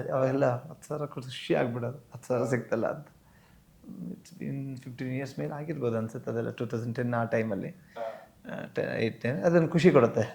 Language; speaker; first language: Kannada; native; Kannada